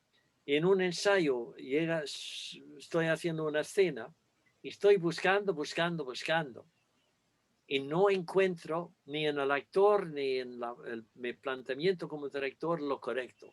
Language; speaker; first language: Spanish; non-native, fluent; English